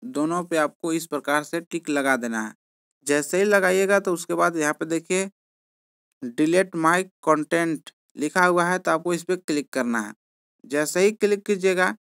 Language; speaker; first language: Hindi; native; Hindi